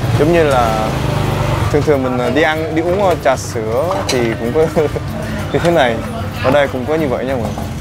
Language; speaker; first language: Vietnamese; non-native, fluent; Korean